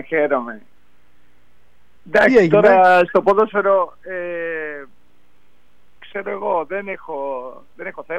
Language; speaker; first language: Greek; non-native, fluent; Spanish